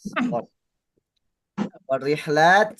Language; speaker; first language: Arabic; non-native, fluent; Indonesian